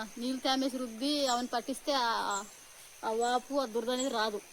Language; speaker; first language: Telugu; native; Telugu